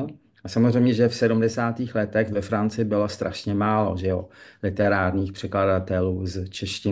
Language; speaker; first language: Czech; early bilingual, heritage; French